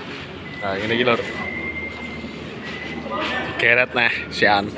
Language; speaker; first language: Indonesian; non-native, local second language; Javanese